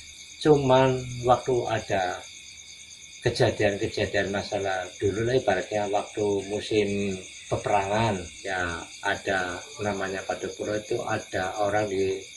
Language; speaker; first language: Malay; non-native, local second language; Javanese